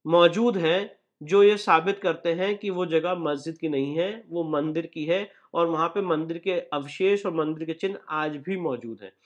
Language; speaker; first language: Hindi; native; Hindi